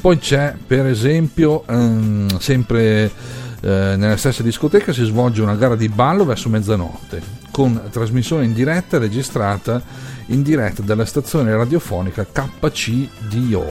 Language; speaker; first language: Italian; native; Italian